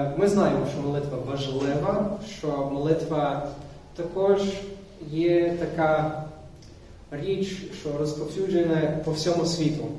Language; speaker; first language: Ukrainian; non-native, fluent; English